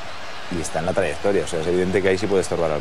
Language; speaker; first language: Spanish; native; Spanish